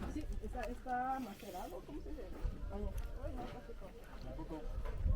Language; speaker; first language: Spanish; native; Spanish